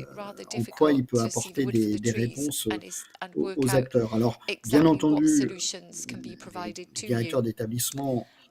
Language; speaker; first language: French; native; French